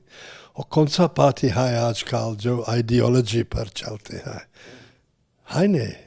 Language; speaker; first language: Hindi; non-native, fluent; English